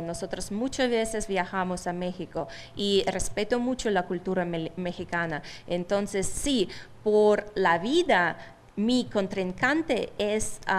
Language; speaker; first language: Spanish; non-native, fluent; Russian